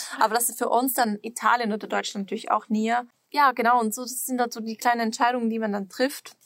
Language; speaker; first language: German; non-native, fluent; Swiss German